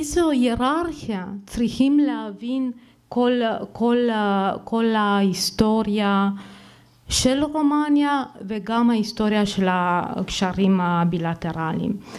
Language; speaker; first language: Hebrew; non-native, fluent; Romanian